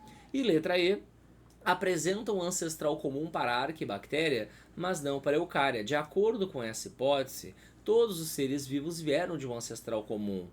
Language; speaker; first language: Portuguese; native; Portuguese